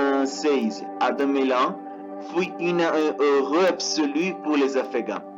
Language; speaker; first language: French; non-native, learner; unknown